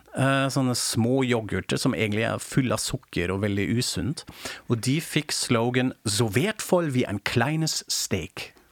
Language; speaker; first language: Norwegian; non-native, fluent; German